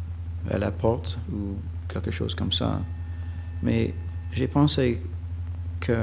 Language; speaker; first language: French; non-native, fluent; English